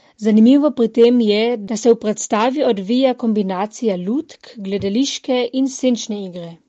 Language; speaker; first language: Slovenian; native; Slovenian